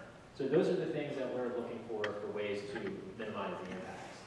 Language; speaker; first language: English; native; English